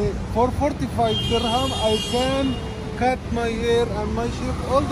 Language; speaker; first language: English; non-native, learner; Arabic